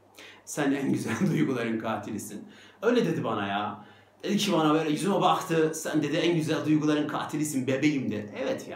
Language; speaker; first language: Turkish; native; Turkish